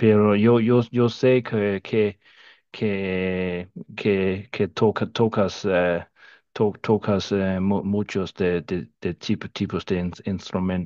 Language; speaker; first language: Spanish; non-native, fluent; Danish